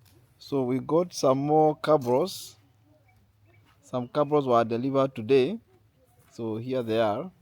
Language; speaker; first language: English; non-native, local second language; Swahili